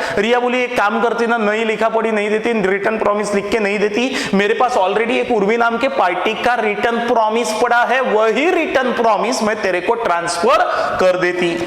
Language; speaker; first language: Hindi; non-native, local second language; Marathi